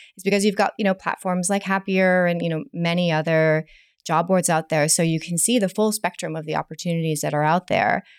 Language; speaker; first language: English; native; English